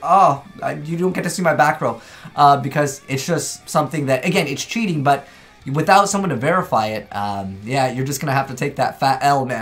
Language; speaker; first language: English; native; English